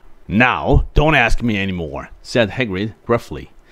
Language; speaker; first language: English; non-native, fluent; Korean